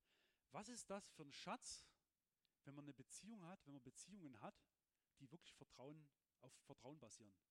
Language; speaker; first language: German; native; German